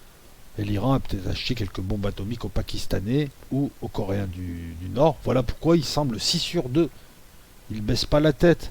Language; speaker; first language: French; native; French